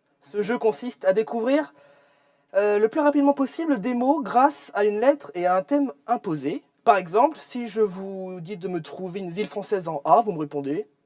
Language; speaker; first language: French; native; French